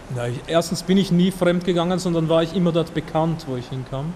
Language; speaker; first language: German; native; German